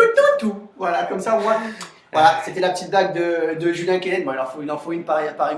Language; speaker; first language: French; native; French